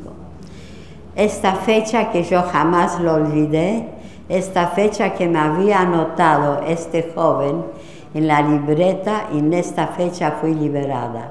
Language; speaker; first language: Spanish; non-native, fluent; Polish